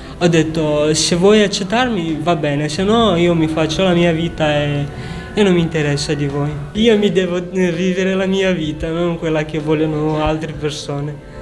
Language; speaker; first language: Italian; non-native, fluent; Romanian